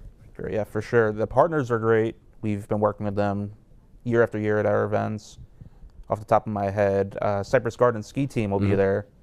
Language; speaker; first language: English; native; English